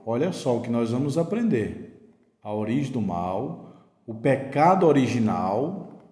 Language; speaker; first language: Portuguese; native; Portuguese